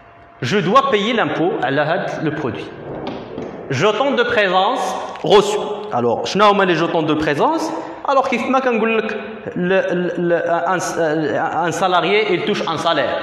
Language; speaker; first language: French; non-native, local second language; Arabic